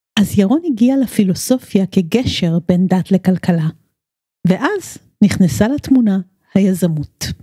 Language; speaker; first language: Hebrew; native; Hebrew